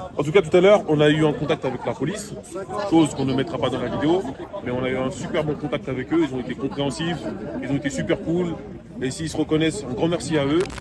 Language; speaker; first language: French; native; French